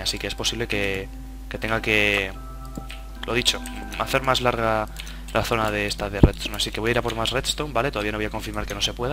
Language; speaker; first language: Spanish; native; Spanish